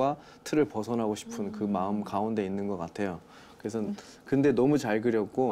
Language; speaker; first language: Korean; native; Korean